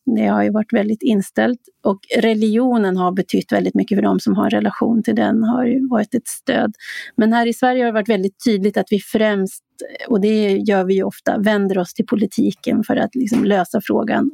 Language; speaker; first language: Swedish; native; Swedish